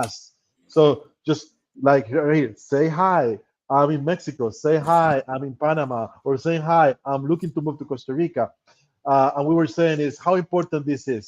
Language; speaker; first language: English; non-native, fluent; Spanish